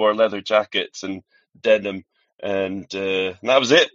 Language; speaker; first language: English; native; English